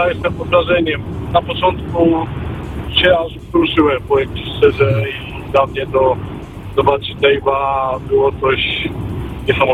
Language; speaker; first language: Polish; native; Polish